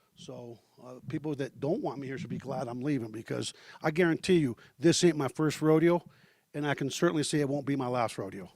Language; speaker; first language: English; early bilingual, heritage; Spanish